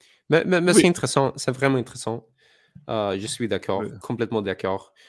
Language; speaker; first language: French; non-native, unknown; English